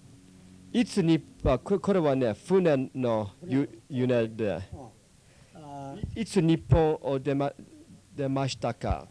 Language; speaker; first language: Japanese; non-native, learner; English